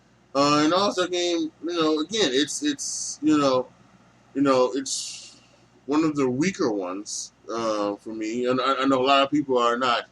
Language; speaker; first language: English; native; English